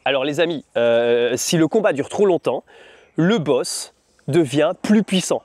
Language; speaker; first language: French; native; French